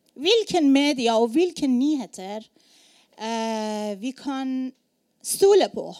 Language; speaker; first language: Norwegian; non-native, learner; Persian